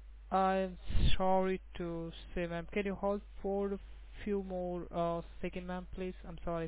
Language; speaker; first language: English; non-native, local second language; Gujarati